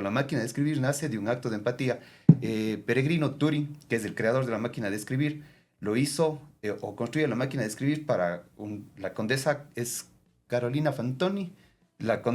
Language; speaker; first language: Spanish; native; Spanish